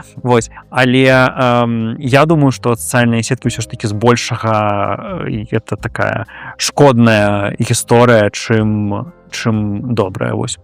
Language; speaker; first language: Belarusian; non-native, local second language; Russian